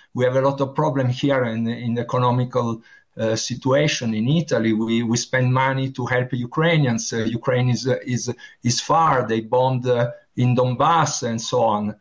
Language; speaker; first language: English; non-native, learner; Italian